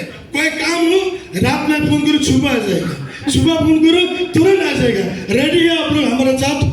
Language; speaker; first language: Hindi; non-native, local second language; Assamese